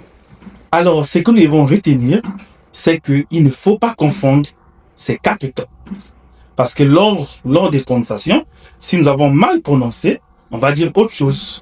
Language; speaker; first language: French; non-native, fluent; Chinese